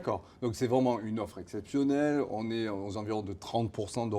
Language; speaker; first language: French; native; French